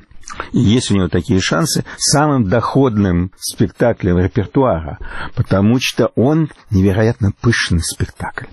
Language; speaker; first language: Russian; native; Russian